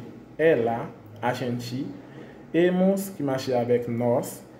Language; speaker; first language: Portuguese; non-native, fluent; Haitian Creole